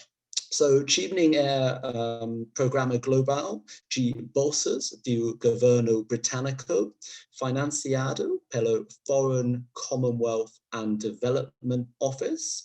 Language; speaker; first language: Portuguese; non-native, learner; English